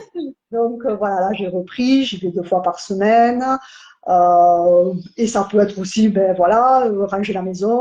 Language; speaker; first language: French; native; French